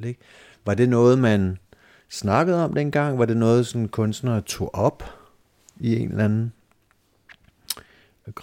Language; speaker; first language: Danish; native; Danish